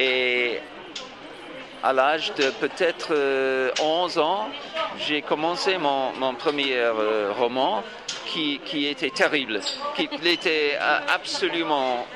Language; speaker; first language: French; non-native, fluent; English